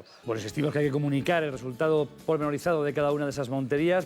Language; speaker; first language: Spanish; native; Spanish